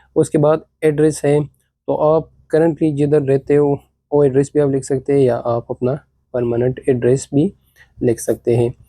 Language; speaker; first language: Urdu; non-native, local second language; Pashto